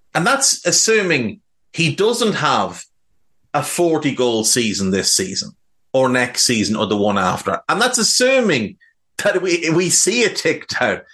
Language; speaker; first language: English; native; English